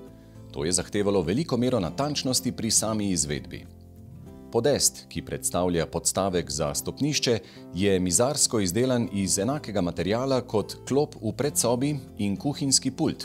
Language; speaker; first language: Slovenian; native; Slovenian